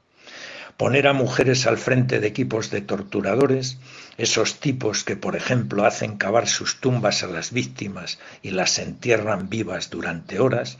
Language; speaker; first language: Spanish; native; Spanish